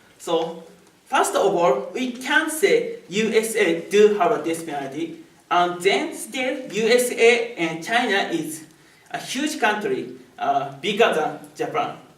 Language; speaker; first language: English; non-native, learner; Japanese